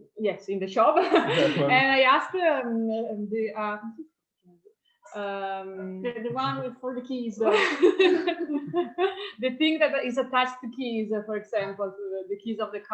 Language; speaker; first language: English; non-native, fluent; Italian